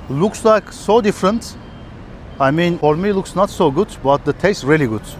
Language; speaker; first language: English; non-native, learner; Turkish